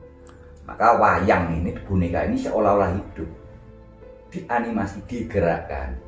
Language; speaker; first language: Indonesian; non-native, local second language; Javanese